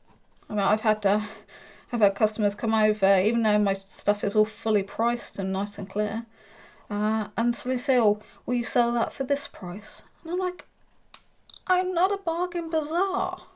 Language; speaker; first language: English; native; English